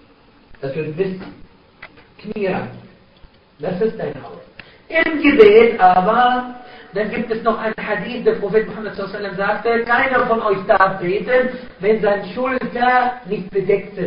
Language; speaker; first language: German; non-native, fluent; Arabic